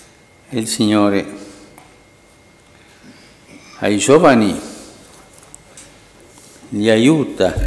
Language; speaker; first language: Italian; non-native, fluent; Spanish